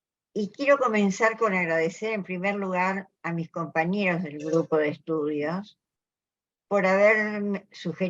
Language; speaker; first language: Spanish; native; Spanish